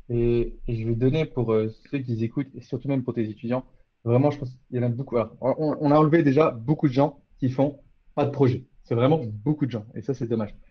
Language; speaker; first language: French; native; French